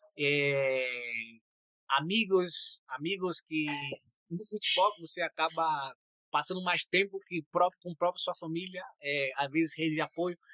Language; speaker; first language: Portuguese; native; Portuguese